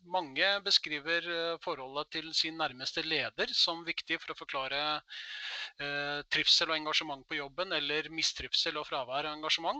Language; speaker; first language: Norwegian; native; Norwegian